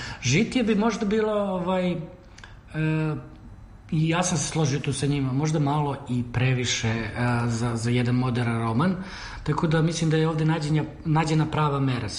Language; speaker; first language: Serbian; native; Serbian